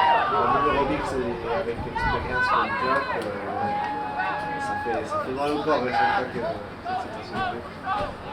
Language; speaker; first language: French; non-native, fluent; English